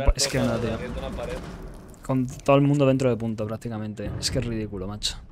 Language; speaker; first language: Spanish; native; Spanish